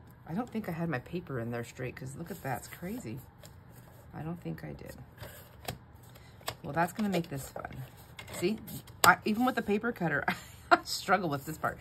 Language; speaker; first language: English; native; English